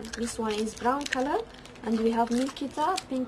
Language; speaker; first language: English; non-native, learner; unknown